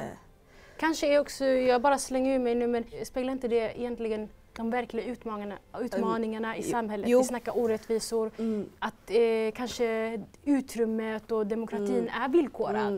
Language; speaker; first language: Swedish; native; Swedish